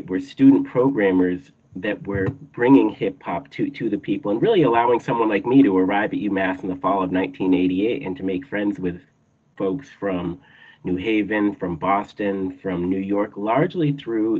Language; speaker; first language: English; native; English